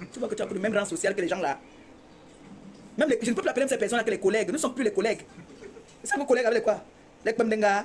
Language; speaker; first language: French; native; French